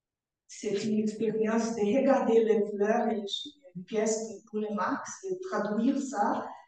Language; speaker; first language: French; non-native, learner; Portuguese